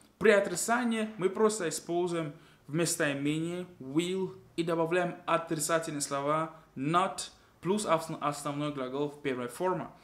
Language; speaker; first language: Russian; non-native, fluent; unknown